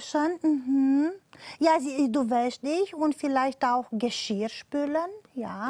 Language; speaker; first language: German; non-native, fluent; Romanian